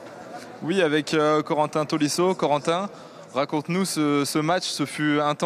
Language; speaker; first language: French; native; French